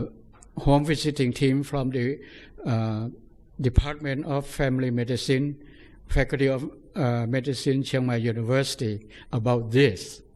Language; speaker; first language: English; non-native, fluent; Thai